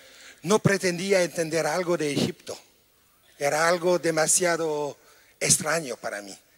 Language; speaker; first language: Spanish; non-native, fluent; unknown